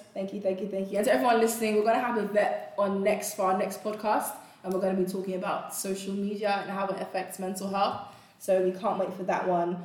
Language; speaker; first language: English; non-native, local second language; Akan